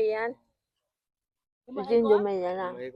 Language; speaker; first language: Chinese; non-native, fluent; Lao